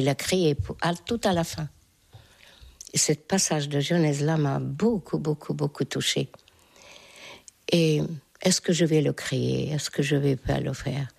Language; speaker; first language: French; non-native, fluent; Hungarian